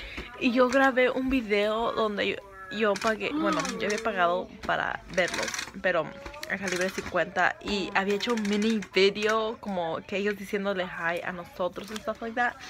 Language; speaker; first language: Spanish; early bilingual, heritage; Spanish